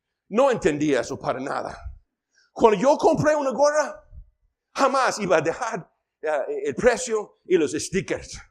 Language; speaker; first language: Spanish; non-native, fluent; English